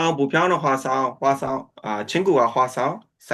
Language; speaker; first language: Korean; non-native, learner; Burmese